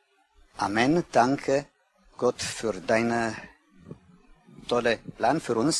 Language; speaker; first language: German; non-native, learner; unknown